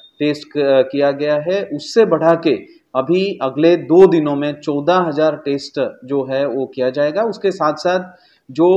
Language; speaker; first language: Hindi; non-native, local second language; Gujarati